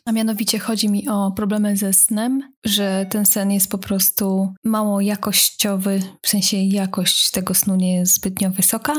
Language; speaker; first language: Polish; native; Polish